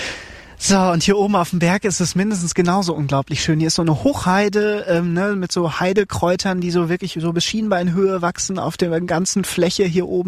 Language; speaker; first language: German; native; German